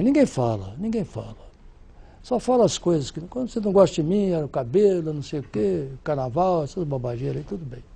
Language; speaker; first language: Portuguese; native; Portuguese